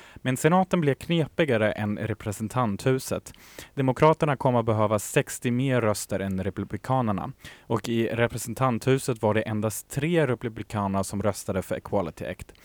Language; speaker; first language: Swedish; native; Swedish